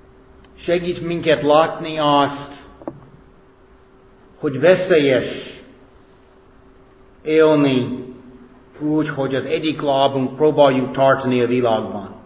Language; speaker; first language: Hungarian; non-native, fluent; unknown